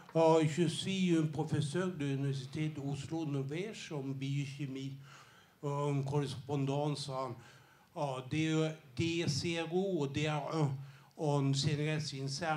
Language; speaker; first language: French; non-native, learner; Swedish